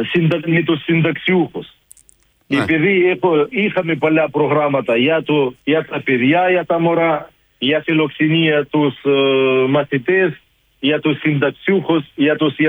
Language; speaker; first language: Greek; non-native, learner; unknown